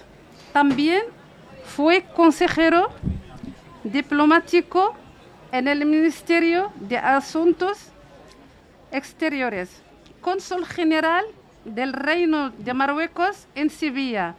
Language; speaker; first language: Spanish; non-native, fluent; Arabic